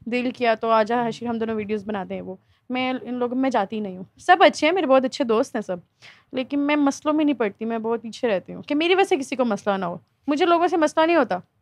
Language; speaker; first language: Urdu; native; Urdu